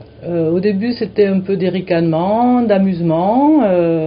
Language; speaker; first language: French; native; French